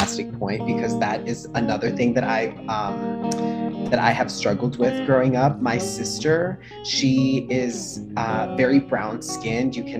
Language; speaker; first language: English; early bilingual, other home language; Spanish